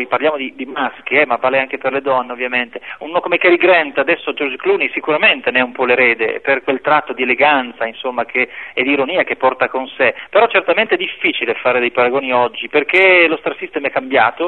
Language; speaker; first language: Italian; native; Italian